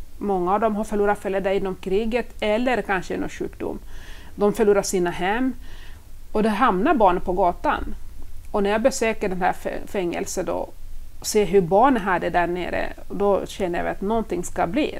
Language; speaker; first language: Swedish; non-native, fluent; Swahili